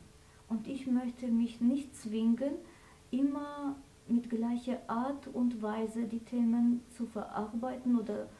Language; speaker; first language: German; non-native, fluent; Armenian